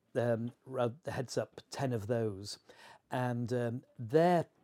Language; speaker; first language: English; native; English